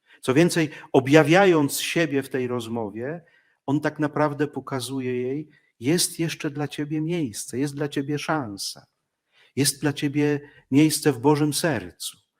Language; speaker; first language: Polish; native; Polish